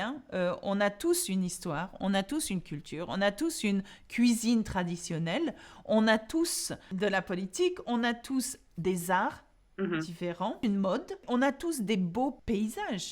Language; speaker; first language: French; non-native, fluent; English